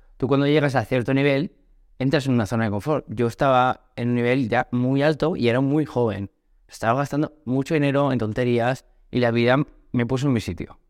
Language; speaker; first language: Spanish; early bilingual, other home language; Portuguese